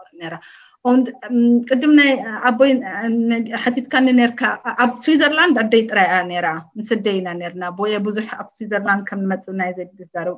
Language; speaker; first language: Tigrinya; early bilingual, heritage; Tigrinya